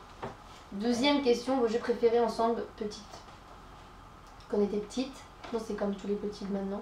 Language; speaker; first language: French; native; French